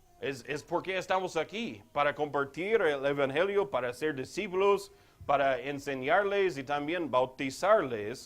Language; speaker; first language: Spanish; non-native, fluent; English